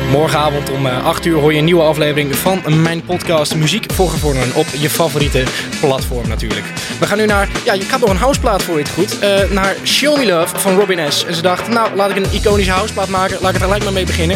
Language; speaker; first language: Dutch; native; Dutch